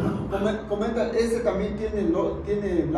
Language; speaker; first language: Spanish; native; Spanish